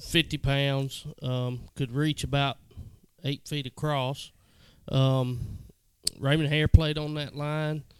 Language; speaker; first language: English; native; English